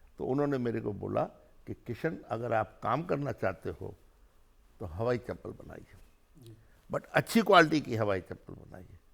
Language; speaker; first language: Hindi; early bilingual, other home language; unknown